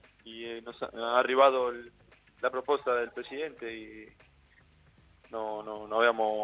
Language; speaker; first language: Italian; non-native, learner; Spanish